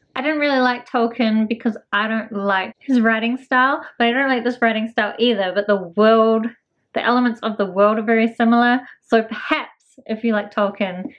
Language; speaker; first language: English; native; English